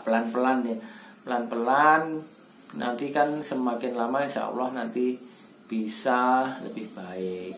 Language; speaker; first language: Indonesian; non-native, local second language; Javanese